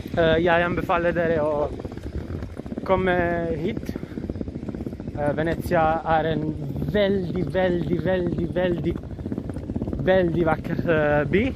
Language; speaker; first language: Norwegian; non-native, learner; Italian